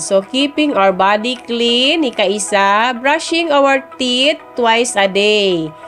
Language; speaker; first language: English; non-native, local second language; Tausug